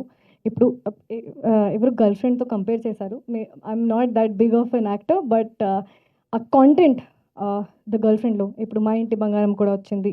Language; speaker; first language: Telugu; non-native, fluent; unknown